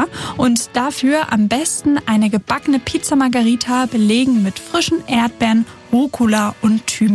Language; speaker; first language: German; native; German